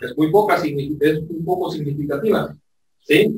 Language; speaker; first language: Spanish; native; Spanish